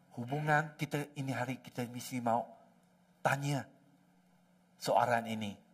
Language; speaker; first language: Malay; non-native, local second language; Chinese